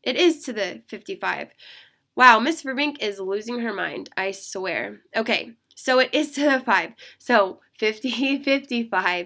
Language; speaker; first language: English; native; English